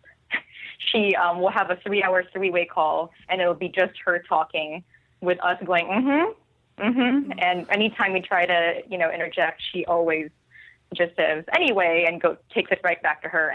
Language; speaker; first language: English; non-native, local second language; Filipino